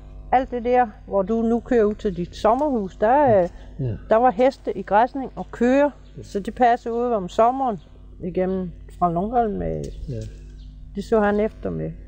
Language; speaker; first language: Danish; native; Danish